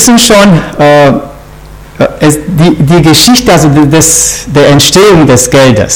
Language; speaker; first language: German; non-native, fluent; Romanian